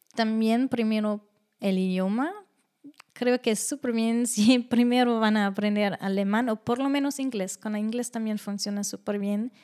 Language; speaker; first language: Spanish; non-native, fluent; German